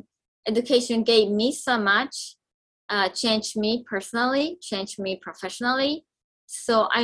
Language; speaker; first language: English; non-native, fluent; Spanish